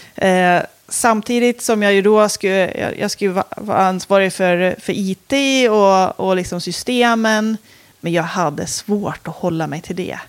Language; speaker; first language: Swedish; native; Swedish